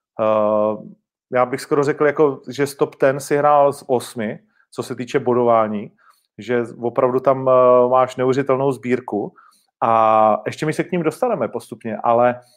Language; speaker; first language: Czech; native; Czech